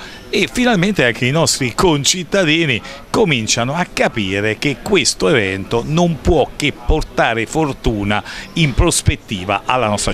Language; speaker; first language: Italian; native; Italian